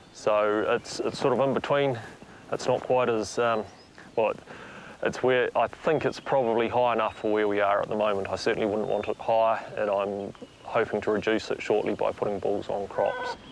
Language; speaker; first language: English; native; English